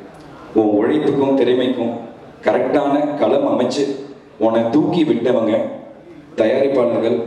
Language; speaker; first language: Tamil; native; Tamil